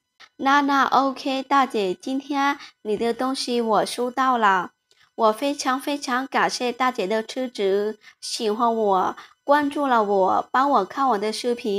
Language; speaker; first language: Chinese; non-native, fluent; Lao